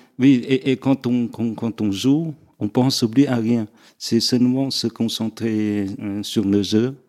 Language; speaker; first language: French; non-native, fluent; Vietnamese